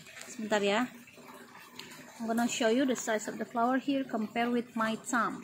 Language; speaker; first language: English; non-native, fluent; Indonesian